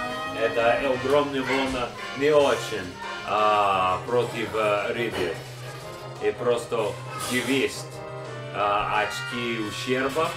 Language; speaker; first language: Russian; non-native, learner; English